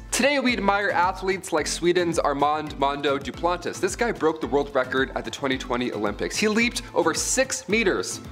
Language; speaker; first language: English; native; English